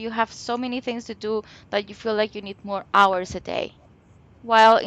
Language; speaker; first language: English; non-native, local second language; Spanish